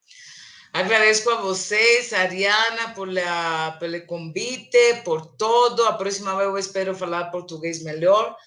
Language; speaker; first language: Portuguese; non-native, learner; Spanish